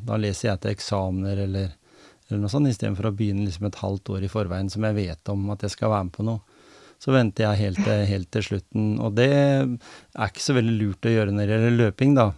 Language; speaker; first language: Norwegian; native; Norwegian